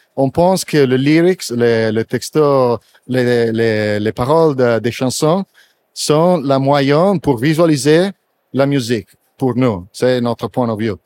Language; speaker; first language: French; non-native, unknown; Italian